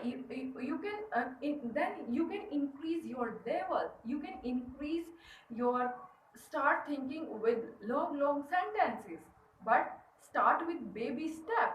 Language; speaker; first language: English; non-native, learner; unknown